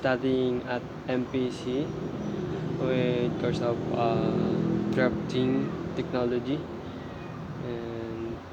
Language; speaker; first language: English; non-native, learner; Filipino